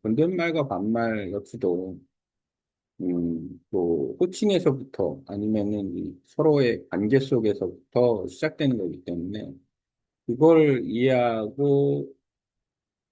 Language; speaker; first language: Korean; native; Korean